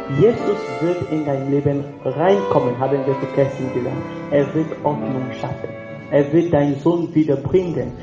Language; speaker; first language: German; non-native, fluent; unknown